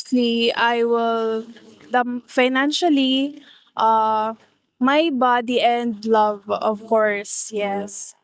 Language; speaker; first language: English; non-native, local second language; Bikol